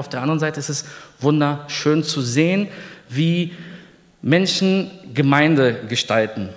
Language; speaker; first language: German; early bilingual, other home language; Polish